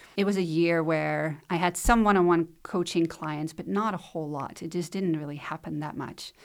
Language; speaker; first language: English; non-native, fluent; Dutch